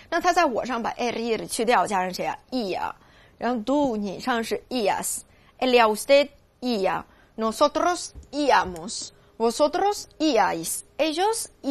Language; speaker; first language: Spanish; non-native, learner; Chinese